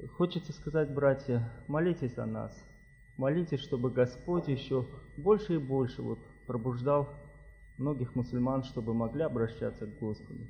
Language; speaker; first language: Russian; non-native, local second language; Azerbaijani